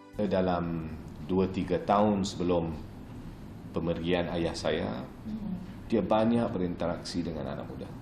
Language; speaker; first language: Malay; non-native, local second language; English